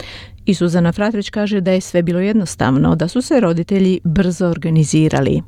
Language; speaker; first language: Croatian; native; Croatian